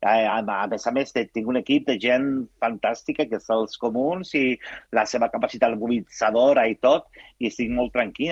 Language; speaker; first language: Catalan; non-native, local second language; Spanish